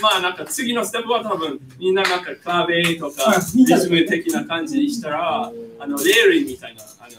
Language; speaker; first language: Japanese; non-native, fluent; English